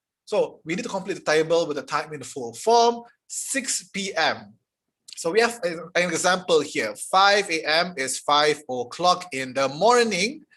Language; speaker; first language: English; non-native, local second language; Malay